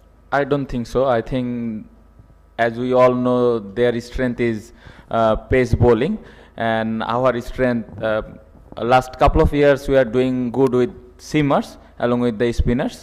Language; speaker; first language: English; non-native, local second language; Bangla